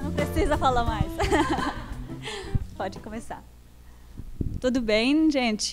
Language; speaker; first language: Portuguese; non-native, fluent; Arabic